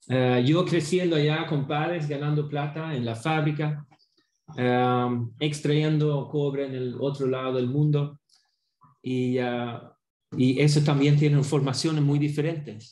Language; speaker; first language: Spanish; non-native, fluent; Swedish